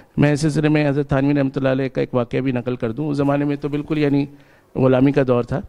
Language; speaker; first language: Urdu; native; Urdu